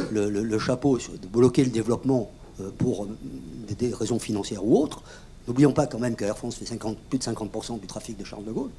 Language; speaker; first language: French; native; French